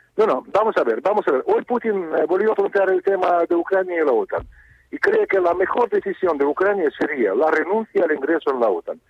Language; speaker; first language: Spanish; non-native, fluent; Russian